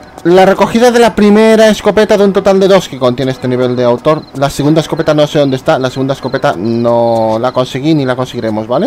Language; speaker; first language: Spanish; native; Spanish